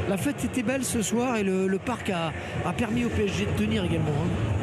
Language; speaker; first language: French; native; French